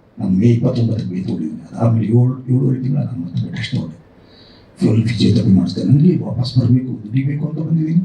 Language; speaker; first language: Kannada; native; Kannada